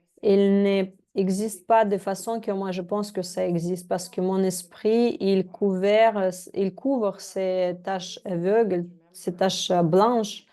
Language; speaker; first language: French; non-native, fluent; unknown